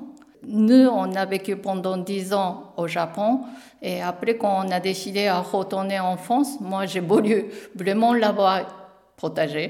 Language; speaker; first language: French; non-native, learner; Japanese